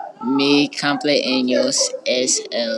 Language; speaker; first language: Spanish; non-native, learner; English